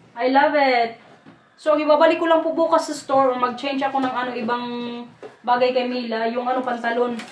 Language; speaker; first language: Filipino; non-native, local second language; Waray